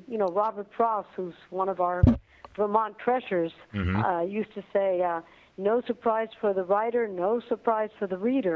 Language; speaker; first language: English; non-native, fluent; Spanish